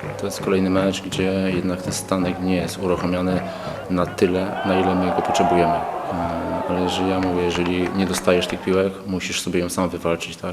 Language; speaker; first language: Polish; native; Polish